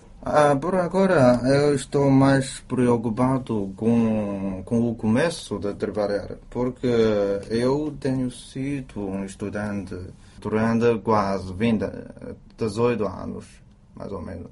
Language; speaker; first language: Portuguese; non-native, fluent; Chinese